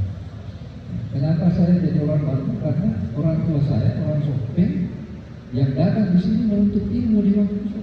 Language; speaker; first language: Indonesian; non-native, local second language; Buginese